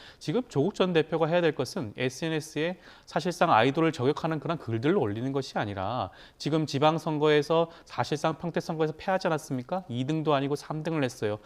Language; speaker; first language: Korean; native; Korean